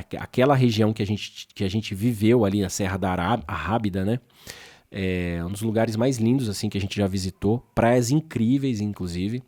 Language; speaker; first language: Portuguese; native; Portuguese